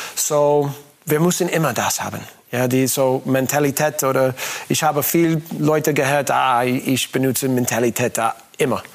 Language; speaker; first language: German; non-native, fluent; English